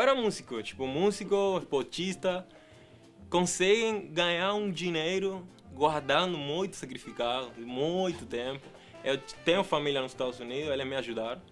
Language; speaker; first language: Portuguese; non-native, fluent; Spanish